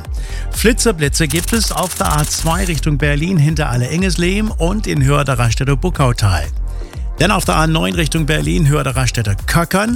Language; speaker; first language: German; native; German